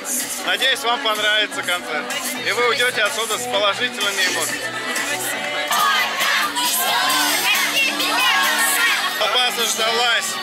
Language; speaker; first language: Russian; native; Russian